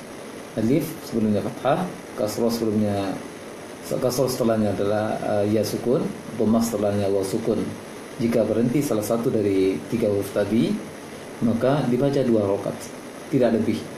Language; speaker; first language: Indonesian; native; Indonesian